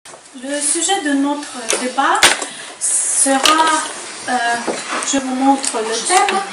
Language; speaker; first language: French; non-native, fluent; Ukrainian